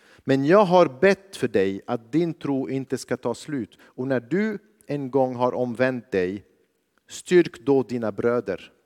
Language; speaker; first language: Swedish; non-native, fluent; Arabic